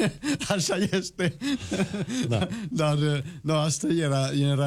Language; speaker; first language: Romanian; non-native, learner; French